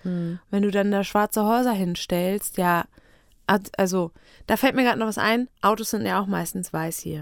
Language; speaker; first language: German; native; German